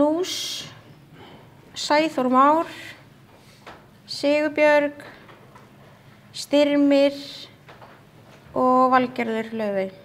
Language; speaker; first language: Icelandic; native; Icelandic